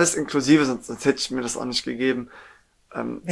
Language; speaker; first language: German; native; German